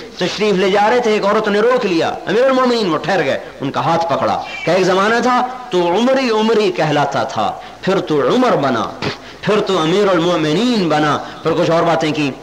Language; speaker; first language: Urdu; non-native, local second language; Punjabi